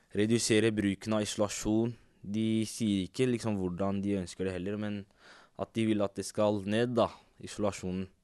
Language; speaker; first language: Norwegian; native; Norwegian